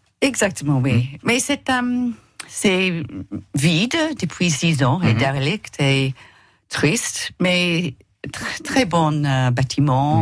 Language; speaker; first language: French; non-native, learner; English